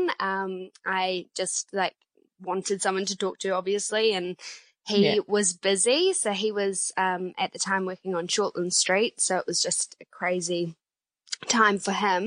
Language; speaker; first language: English; native; English